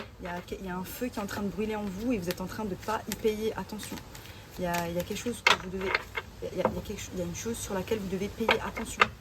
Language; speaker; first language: French; native; French